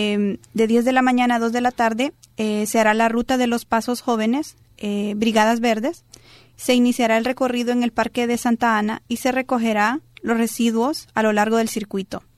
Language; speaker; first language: Spanish; native; Spanish